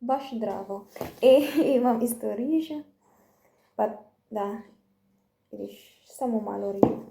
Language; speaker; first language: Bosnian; non-native, learner; Filipino